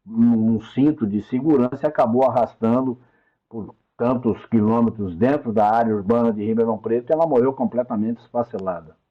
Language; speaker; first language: Portuguese; native; Portuguese